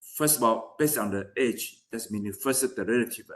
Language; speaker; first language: English; non-native, fluent; Chinese